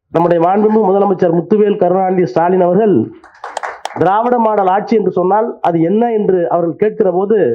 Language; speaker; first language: Tamil; native; Tamil